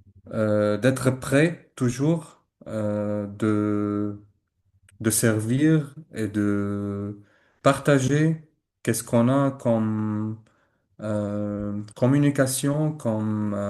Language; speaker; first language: French; non-native, learner; Arabic